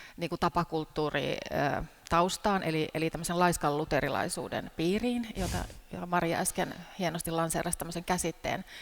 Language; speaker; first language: Finnish; native; Finnish